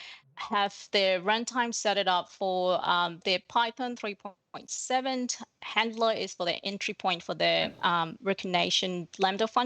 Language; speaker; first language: English; non-native, fluent; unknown